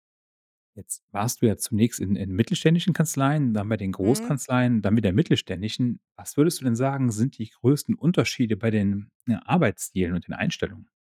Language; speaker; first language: German; native; German